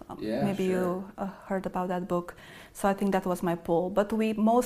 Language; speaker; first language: English; non-native, fluent; Romanian